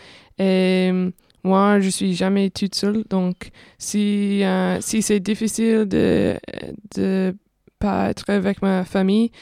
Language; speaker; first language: French; non-native, fluent; English